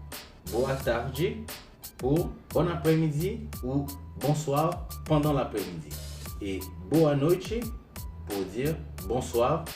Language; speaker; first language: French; non-native, local second language; Haitian Creole